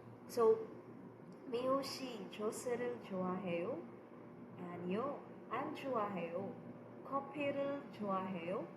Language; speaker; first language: Korean; non-native, fluent; Filipino